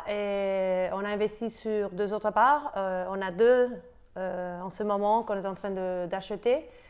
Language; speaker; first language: French; non-native, fluent; Spanish